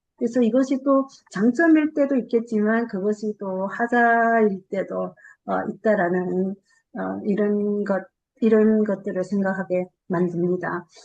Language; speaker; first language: Korean; native; Korean